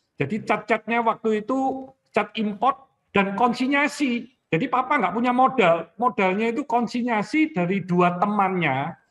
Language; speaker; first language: Indonesian; native; Indonesian